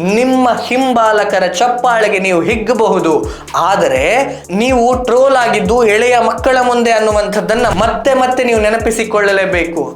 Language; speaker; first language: Kannada; native; Kannada